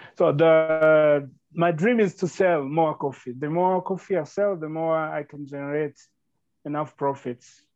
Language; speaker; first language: English; non-native, local second language; Kinyarwanda